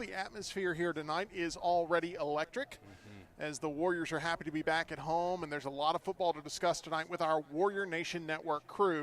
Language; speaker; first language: English; native; English